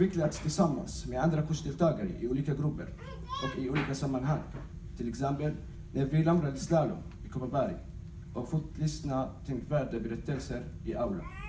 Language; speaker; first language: Swedish; non-native, learner; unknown